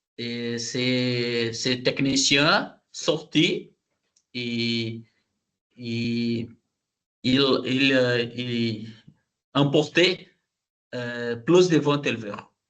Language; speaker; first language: French; non-native, learner; Portuguese